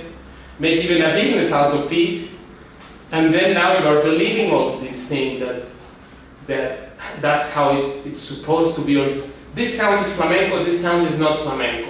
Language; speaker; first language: English; non-native, fluent; Spanish